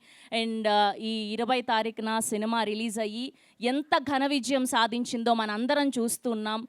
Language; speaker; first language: Telugu; native; Telugu